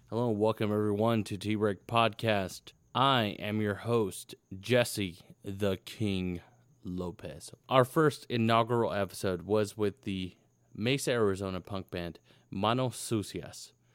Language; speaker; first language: English; early bilingual, other home language; Spanish